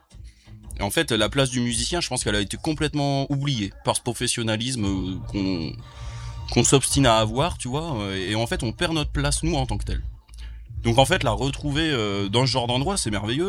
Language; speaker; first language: French; native; French